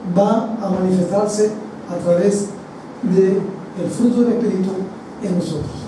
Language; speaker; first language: Spanish; native; Spanish